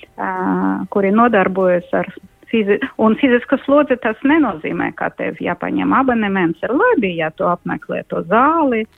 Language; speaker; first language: Latvian; non-native, local second language; Russian